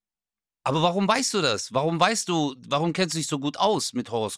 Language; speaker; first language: German; native; German